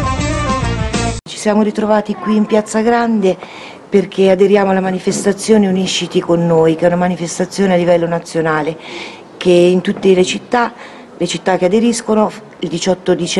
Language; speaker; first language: Italian; native; Italian